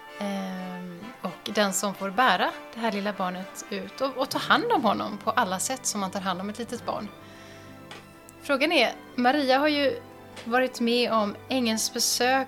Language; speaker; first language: Swedish; native; Swedish